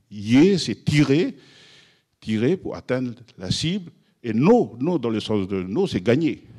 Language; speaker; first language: French; non-native, local second language; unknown